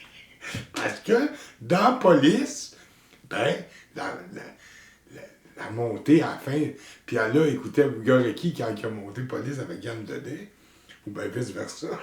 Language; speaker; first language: French; native; French